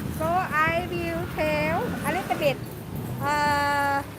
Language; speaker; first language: English; non-native, learner; Thai